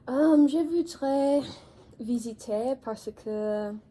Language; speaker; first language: French; non-native, learner; English